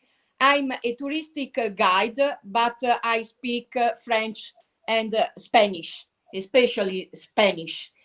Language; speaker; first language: English; non-native, learner; Italian